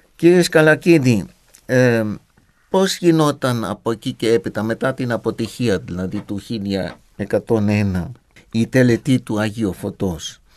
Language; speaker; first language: Greek; non-native, fluent; German